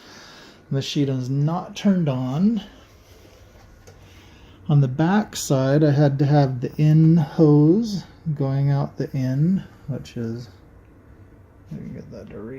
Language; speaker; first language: English; native; English